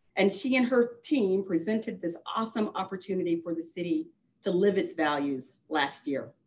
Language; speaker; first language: English; native; English